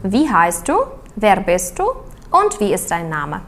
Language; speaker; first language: German; non-native, fluent; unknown